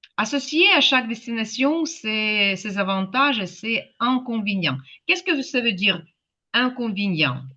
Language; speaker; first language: French; non-native, fluent; Ukrainian